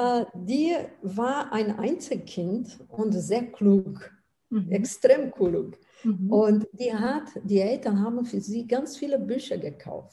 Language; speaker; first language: German; non-native, fluent; Portuguese